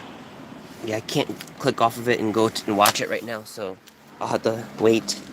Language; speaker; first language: English; native; English